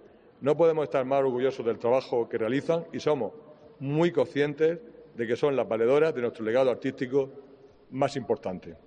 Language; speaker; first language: Spanish; native; Spanish